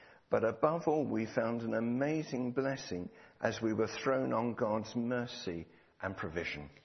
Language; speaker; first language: English; native; English